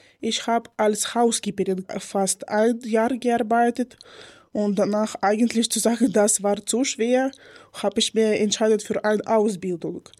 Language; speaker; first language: German; non-native, learner; Ukrainian